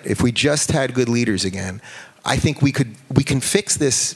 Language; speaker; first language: English; native; English